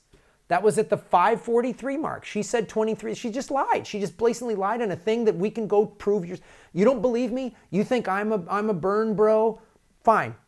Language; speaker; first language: English; native; English